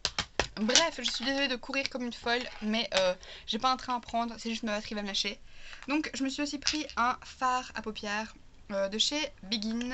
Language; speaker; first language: French; native; French